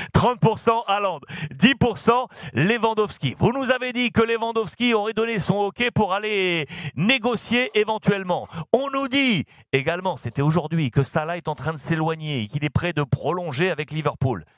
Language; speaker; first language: French; native; French